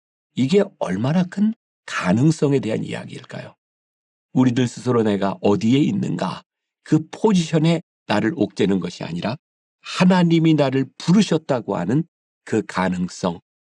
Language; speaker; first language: Korean; native; Korean